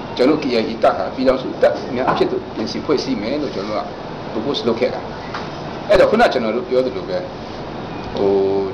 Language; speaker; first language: Burmese; non-native, local second language; Kachin